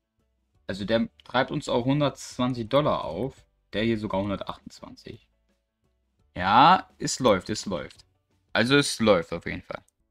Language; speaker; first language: German; native; German